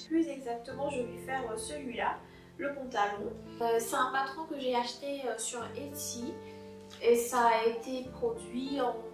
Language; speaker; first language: French; native; French